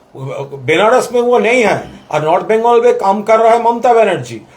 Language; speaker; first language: Hindi; non-native, local second language; Bangla